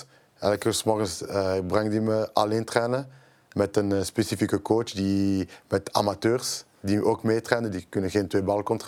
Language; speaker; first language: Dutch; non-native, local second language; French